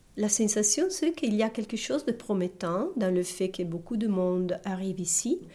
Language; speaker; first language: French; non-native, fluent; Italian